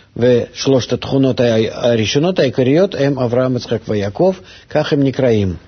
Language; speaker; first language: Hebrew; non-native, fluent; Russian